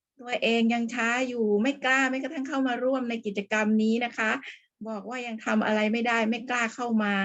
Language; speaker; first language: Thai; native; Thai